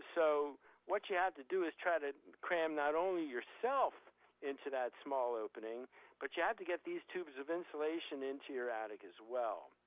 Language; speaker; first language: English; native; English